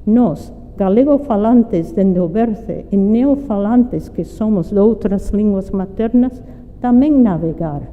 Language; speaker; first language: Portuguese; non-native, fluent; English